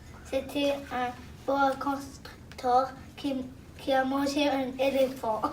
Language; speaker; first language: French; non-native, local second language; English